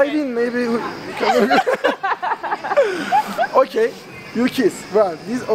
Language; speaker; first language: English; non-native, learner; Turkish